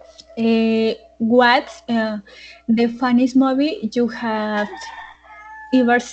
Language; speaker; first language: English; non-native, learner; Spanish